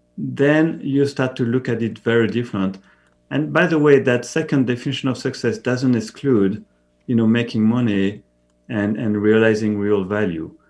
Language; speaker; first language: English; non-native, fluent; French